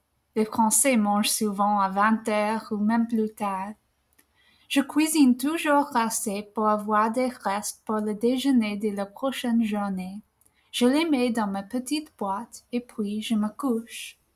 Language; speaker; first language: French; non-native, fluent; English